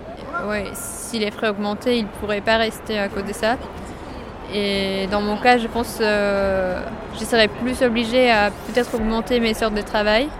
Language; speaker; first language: French; non-native, fluent; Spanish